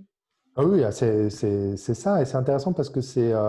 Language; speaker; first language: French; native; French